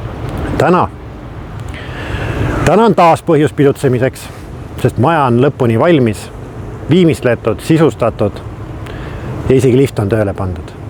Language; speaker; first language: Estonian; native; Estonian